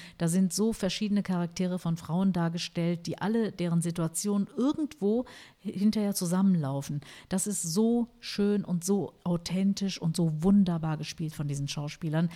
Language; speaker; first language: German; early bilingual, other home language; Turkish